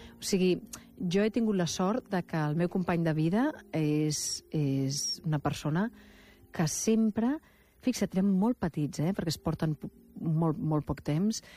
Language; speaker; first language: Catalan; non-native, local second language; Spanish